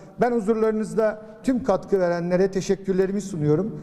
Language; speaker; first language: Turkish; native; Turkish